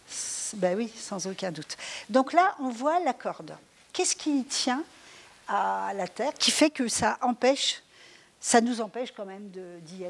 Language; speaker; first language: French; native; French